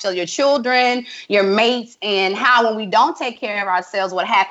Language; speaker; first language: English; native; English